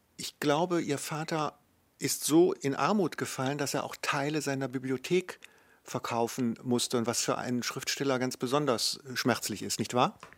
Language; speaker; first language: German; native; German